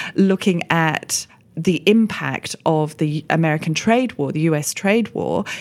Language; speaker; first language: English; native; English